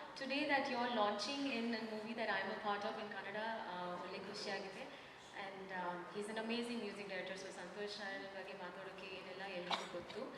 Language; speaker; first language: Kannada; non-native, learner; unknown